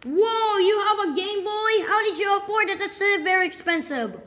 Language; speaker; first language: English; native; English